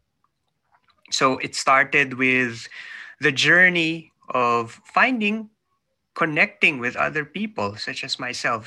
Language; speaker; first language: English; non-native, local second language; Filipino